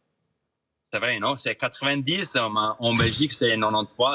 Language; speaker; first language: French; non-native, fluent; Italian